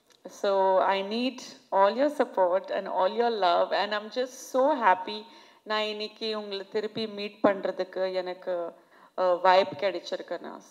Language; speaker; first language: Tamil; non-native, fluent; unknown